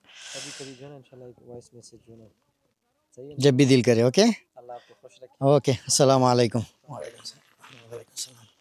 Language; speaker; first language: Hindi; non-native, learner; Bangla